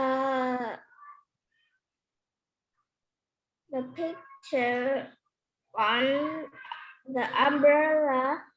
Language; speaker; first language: English; non-native, learner; Vietnamese